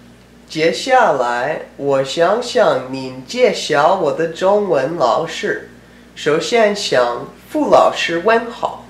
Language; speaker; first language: Chinese; non-native, learner; English